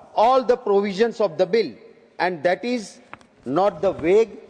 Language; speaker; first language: English; non-native, local second language; Gujarati